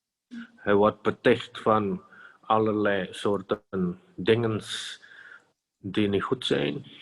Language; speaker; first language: Dutch; non-native, fluent; Indonesian